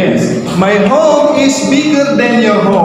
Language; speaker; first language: English; non-native, learner; Indonesian